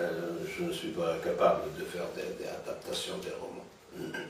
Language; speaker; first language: French; non-native, fluent; German